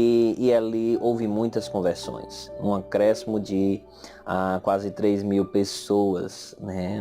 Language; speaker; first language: Portuguese; native; Portuguese